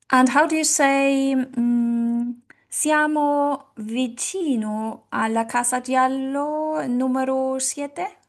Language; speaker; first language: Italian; non-native, learner; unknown